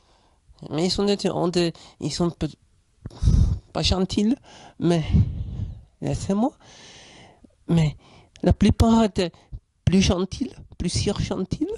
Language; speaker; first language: French; non-native, learner; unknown